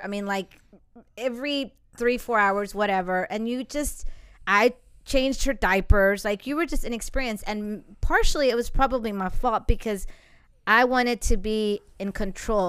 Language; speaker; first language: English; early bilingual, other home language; Spanish